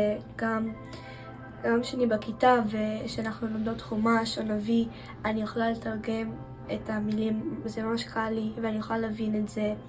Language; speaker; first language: Hebrew; early bilingual, heritage; Hebrew